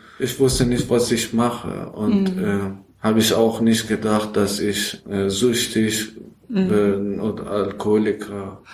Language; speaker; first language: German; non-native, learner; Persian